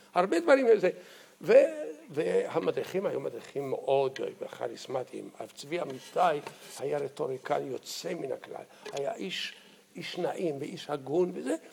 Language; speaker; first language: Hebrew; early bilingual, other home language; Arabic